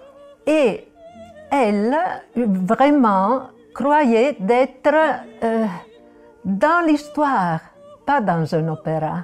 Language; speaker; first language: French; non-native, fluent; Italian